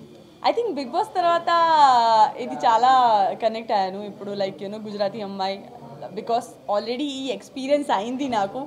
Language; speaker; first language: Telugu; non-native, learner; Gujarati